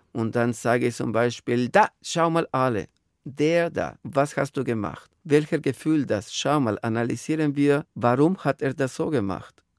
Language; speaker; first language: German; non-native, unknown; Spanish